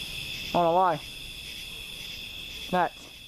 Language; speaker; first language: English; native; English